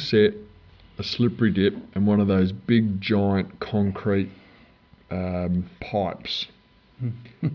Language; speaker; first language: English; native; English